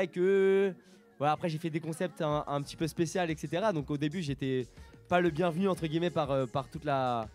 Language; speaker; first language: French; native; French